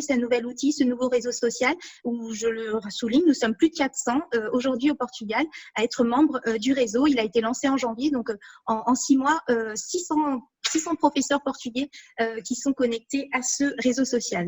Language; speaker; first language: French; native; French